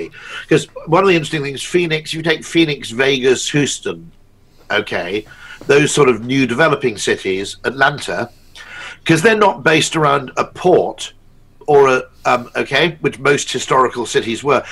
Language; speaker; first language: English; native; English